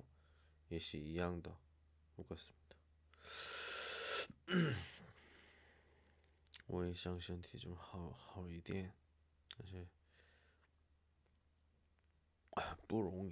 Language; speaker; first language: Chinese; non-native, learner; Korean